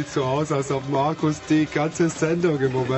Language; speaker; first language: German; native; German